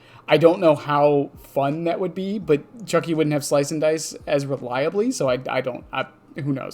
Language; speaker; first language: English; native; English